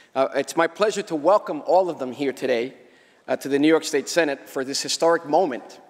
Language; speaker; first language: English; early bilingual, other home language; Spanish